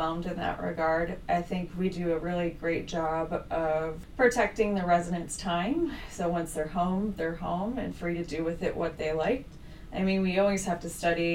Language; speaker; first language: English; native; English